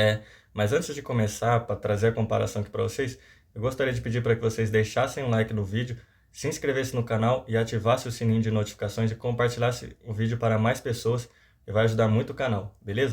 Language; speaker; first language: Portuguese; native; Portuguese